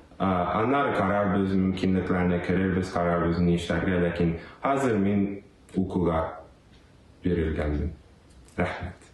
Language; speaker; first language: Tatar; early bilingual, heritage; Tatar